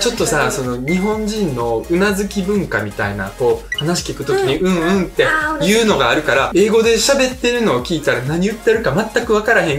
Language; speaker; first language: Japanese; early bilingual, other home language; Russian